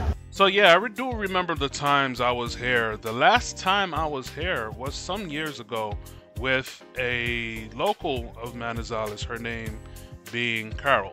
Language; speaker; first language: English; native; English